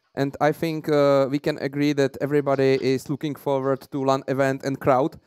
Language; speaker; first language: English; non-native, fluent; Czech